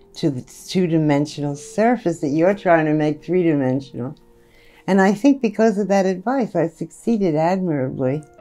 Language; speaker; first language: English; native; English